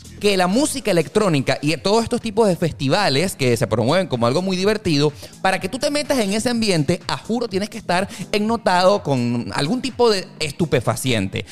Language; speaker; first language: Spanish; native; Spanish